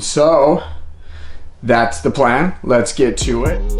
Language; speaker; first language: English; native; English